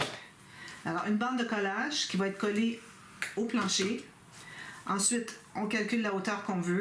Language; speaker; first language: French; native; French